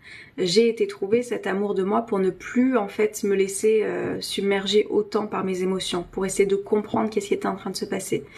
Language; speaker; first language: French; native; French